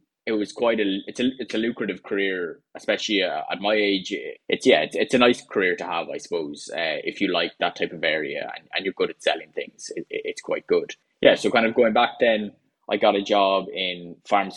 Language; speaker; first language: English; native; English